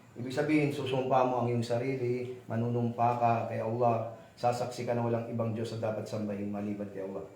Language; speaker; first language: Filipino; native; Filipino